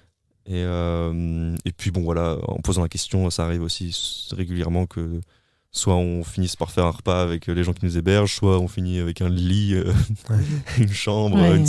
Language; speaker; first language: French; native; French